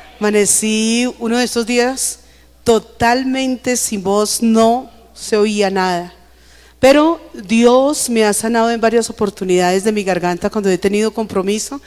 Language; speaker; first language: Spanish; native; Spanish